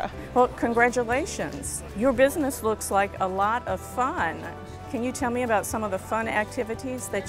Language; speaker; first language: English; native; English